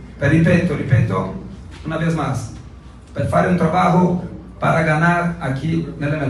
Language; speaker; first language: Spanish; non-native, learner; Portuguese